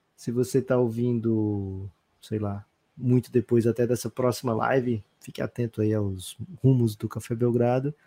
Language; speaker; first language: Portuguese; native; Portuguese